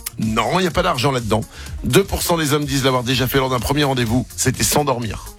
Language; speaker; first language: French; native; French